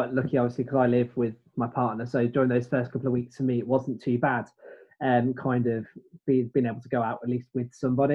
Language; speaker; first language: English; native; English